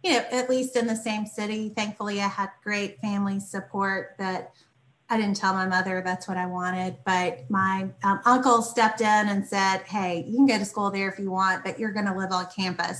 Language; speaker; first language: English; native; English